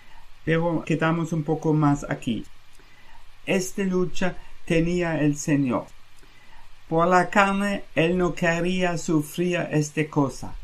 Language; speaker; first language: Spanish; non-native, fluent; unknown